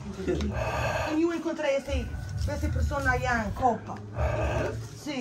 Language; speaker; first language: Spanish; non-native, learner; English